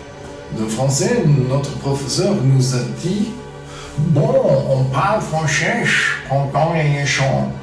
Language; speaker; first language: French; non-native, fluent; German